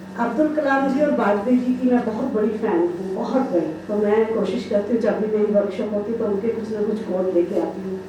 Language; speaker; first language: Hindi; non-native, local second language; Punjabi